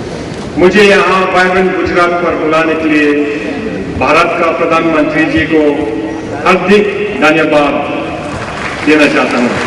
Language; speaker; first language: Hindi; non-native, fluent; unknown